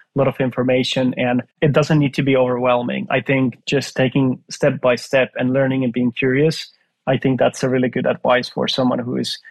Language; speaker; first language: English; non-native, fluent; Finnish